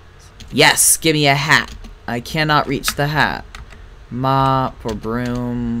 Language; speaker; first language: English; native; English